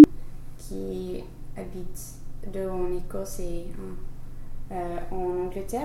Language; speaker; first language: French; non-native, learner; English